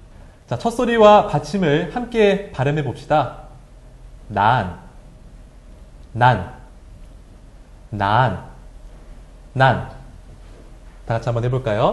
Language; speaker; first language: Korean; native; Korean